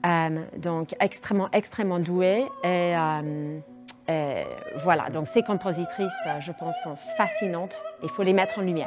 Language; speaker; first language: French; non-native, fluent; English